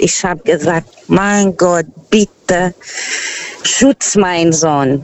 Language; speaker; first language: German; non-native, fluent; Portuguese